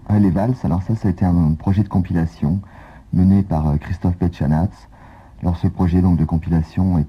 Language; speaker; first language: French; native; French